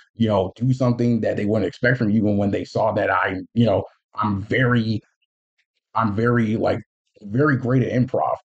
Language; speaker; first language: English; native; English